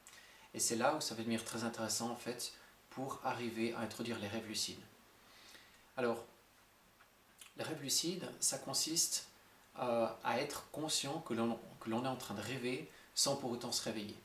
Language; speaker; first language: French; native; French